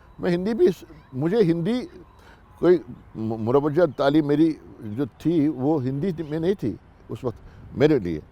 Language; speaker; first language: Urdu; non-native, local second language; Kashmiri